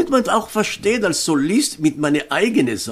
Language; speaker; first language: German; non-native, fluent; Hebrew